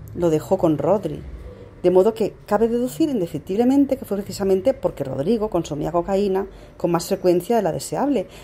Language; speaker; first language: Spanish; non-native, local second language; Catalan